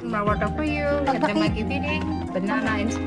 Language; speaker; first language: English; non-native, learner; Indonesian